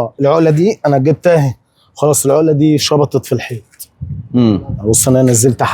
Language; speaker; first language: Arabic; native; Arabic